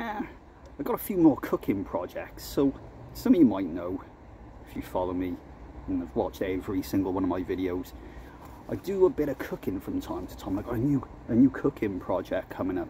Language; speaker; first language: English; native; English